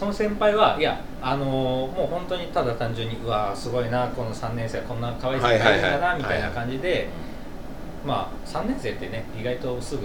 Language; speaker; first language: Japanese; native; Japanese